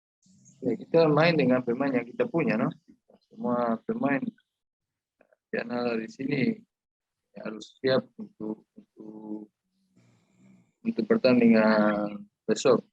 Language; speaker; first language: Indonesian; non-native, fluent; Spanish